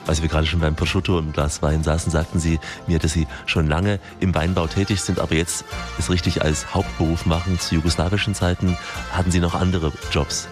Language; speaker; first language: German; native; German